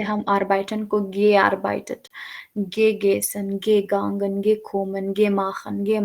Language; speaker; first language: German; non-native, fluent; Urdu